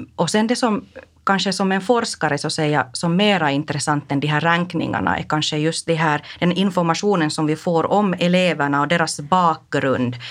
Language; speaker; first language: Swedish; non-native, local second language; Finnish